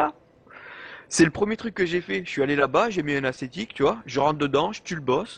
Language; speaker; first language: French; native; French